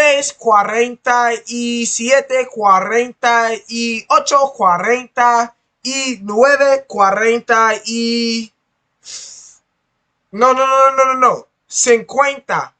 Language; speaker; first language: Spanish; non-native, learner; English